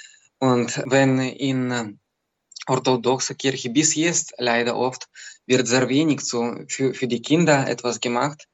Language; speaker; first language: German; non-native, fluent; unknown